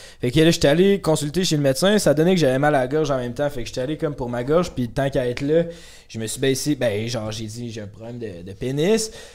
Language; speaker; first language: French; native; French